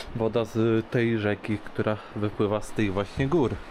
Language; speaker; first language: Polish; native; Polish